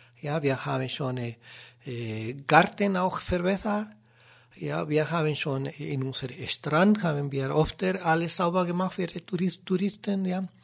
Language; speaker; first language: German; non-native, learner; Spanish